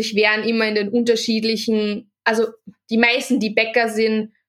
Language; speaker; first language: German; native; German